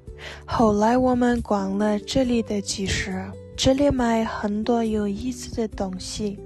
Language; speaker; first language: Chinese; non-native, learner; Russian